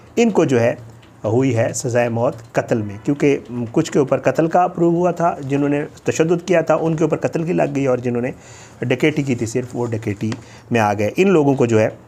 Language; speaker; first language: Urdu; native; Urdu